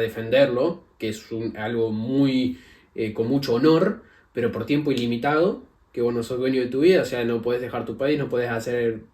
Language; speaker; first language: Spanish; native; Spanish